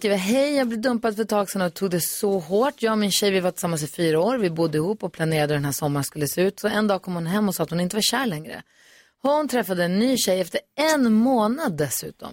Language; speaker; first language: Swedish; native; Swedish